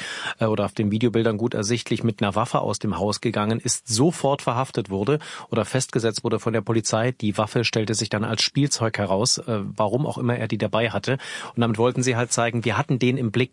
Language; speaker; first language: German; native; German